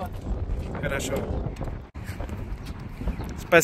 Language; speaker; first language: Russian; non-native, learner; German